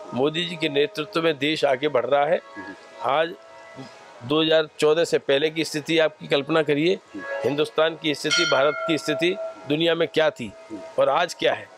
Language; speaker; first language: Hindi; native; Hindi